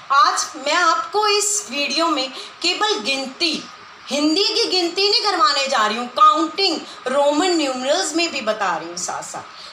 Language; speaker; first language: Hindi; non-native, local second language; Punjabi